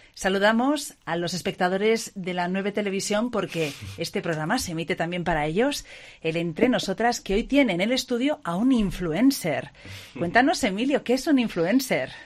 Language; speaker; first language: Spanish; native; Spanish